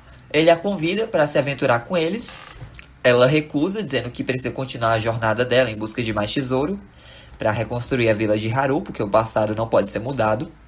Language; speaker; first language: Portuguese; native; Portuguese